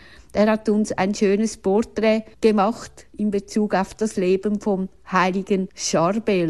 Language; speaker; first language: German; native; German